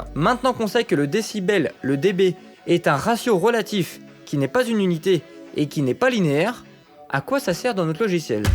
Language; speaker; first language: French; native; French